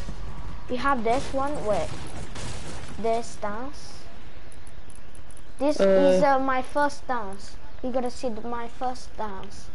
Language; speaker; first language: English; non-native, learner; Portuguese